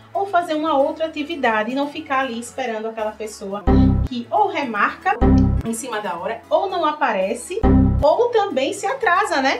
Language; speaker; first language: Portuguese; native; Portuguese